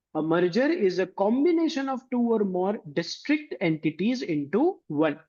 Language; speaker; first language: English; non-native, local second language; Gujarati